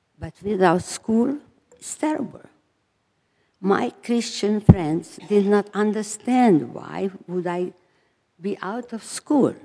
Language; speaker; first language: English; non-native, fluent; Hungarian